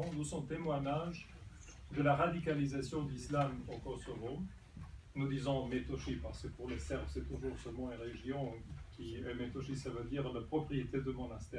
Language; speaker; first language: French; non-native, fluent; Serbian